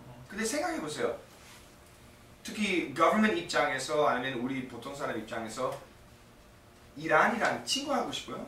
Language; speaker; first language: Korean; non-native, fluent; English